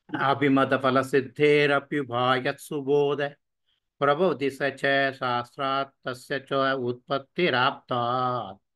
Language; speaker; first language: Hindi; non-native, local second language; Tamil